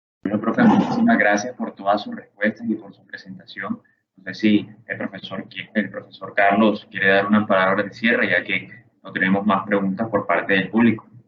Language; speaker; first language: Spanish; native; Spanish